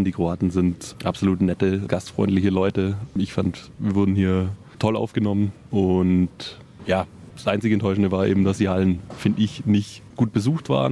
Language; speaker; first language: German; native; German